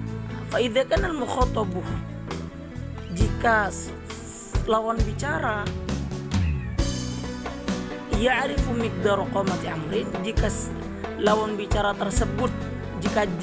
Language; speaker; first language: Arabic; non-native, learner; Indonesian